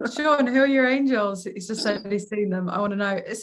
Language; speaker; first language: English; native; English